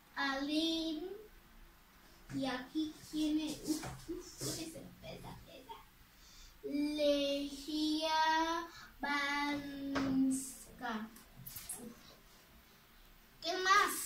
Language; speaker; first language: Spanish; early bilingual, other home language; English